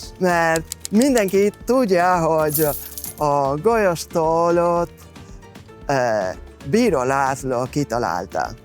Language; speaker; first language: Hungarian; non-native, fluent; Spanish